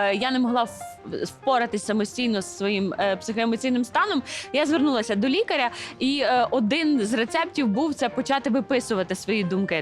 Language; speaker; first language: Ukrainian; native; Ukrainian